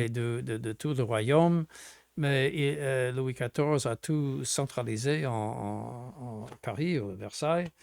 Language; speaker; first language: French; non-native, fluent; English